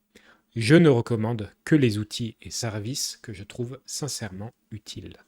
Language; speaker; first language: French; native; French